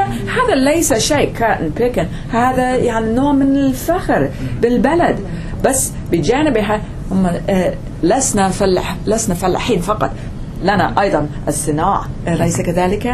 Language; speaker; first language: Arabic; non-native, fluent; English